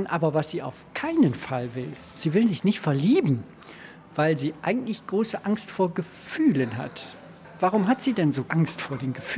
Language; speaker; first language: German; native; German